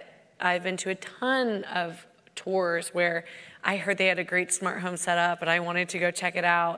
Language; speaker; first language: English; native; English